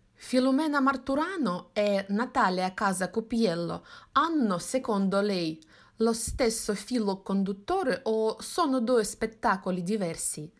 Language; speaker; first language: Italian; non-native, fluent; Russian